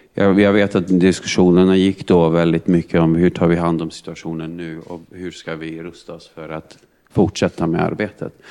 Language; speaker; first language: Swedish; non-native, fluent; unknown